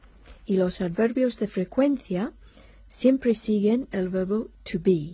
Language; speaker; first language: Spanish; non-native, fluent; English